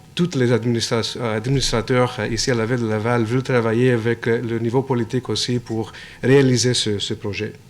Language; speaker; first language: French; non-native, local second language; English